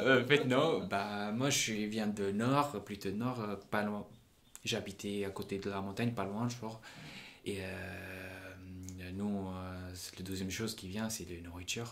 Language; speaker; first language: French; non-native, fluent; Punjabi